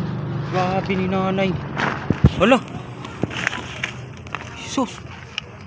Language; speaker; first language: Filipino; non-native, local second language; Cebuano